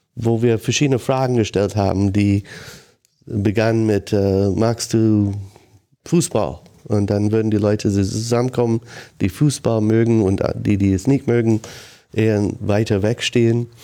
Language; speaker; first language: German; non-native, fluent; English